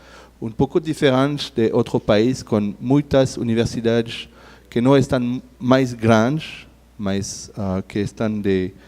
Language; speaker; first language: Portuguese; non-native, learner; French